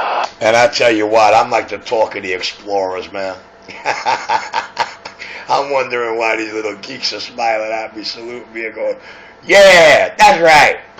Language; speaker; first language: English; native; English